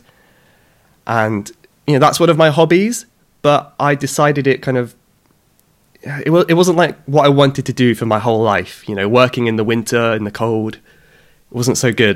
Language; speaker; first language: English; native; English